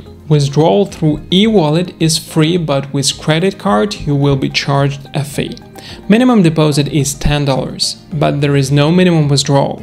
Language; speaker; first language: English; non-native, fluent; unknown